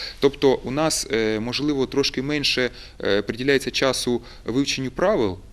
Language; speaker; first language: Ukrainian; native; Ukrainian